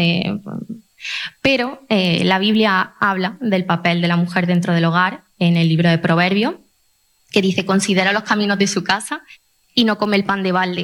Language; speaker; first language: Spanish; native; Spanish